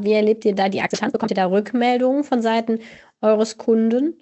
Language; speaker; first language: German; native; German